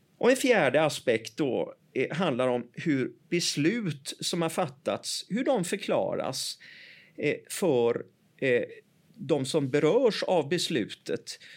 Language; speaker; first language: Swedish; early bilingual, other home language; Persian